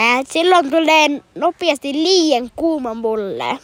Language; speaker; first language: Finnish; early bilingual, heritage; Finnish